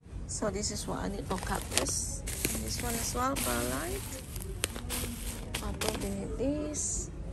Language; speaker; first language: English; non-native, fluent; Indonesian